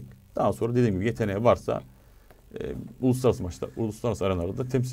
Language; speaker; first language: Turkish; native; Turkish